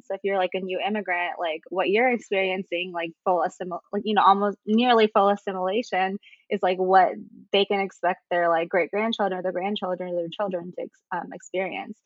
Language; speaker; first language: English; native; English